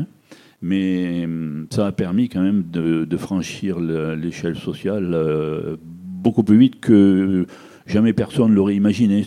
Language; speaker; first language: French; native; French